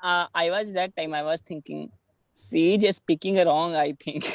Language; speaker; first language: English; non-native, learner; Hindi